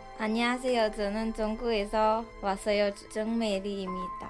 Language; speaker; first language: Korean; non-native, learner; Chinese